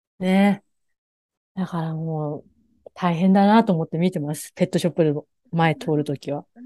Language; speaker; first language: Japanese; native; Japanese